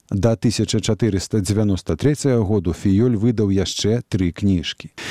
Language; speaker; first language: Belarusian; native; Belarusian